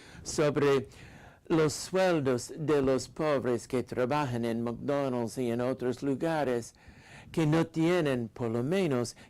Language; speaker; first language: Spanish; non-native, fluent; English